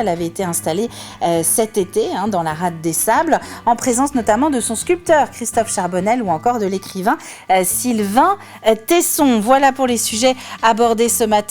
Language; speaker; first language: French; native; French